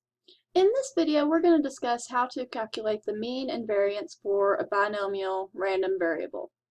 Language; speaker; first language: English; native; English